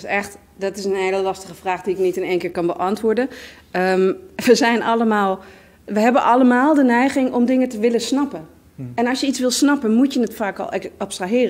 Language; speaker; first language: Dutch; native; Dutch